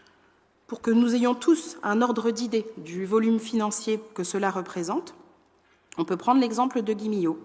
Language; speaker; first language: French; native; French